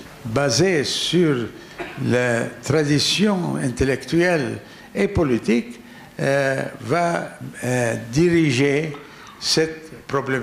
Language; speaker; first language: French; non-native, learner; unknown